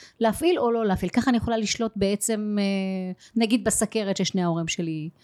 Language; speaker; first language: Hebrew; native; Hebrew